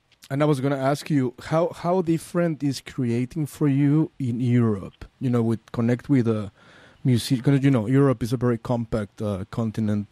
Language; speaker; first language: English; non-native, fluent; Spanish